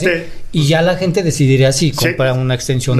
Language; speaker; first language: Spanish; native; Spanish